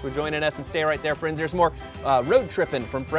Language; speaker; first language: English; native; English